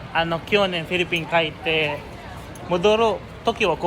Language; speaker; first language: Japanese; non-native, learner; Filipino